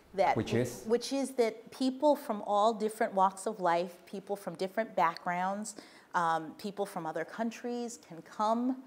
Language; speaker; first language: English; native; English